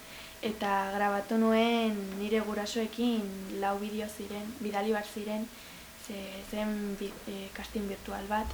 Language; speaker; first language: Basque; non-native, local second language; Spanish